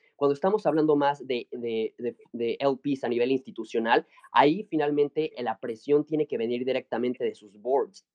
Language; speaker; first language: Spanish; native; Spanish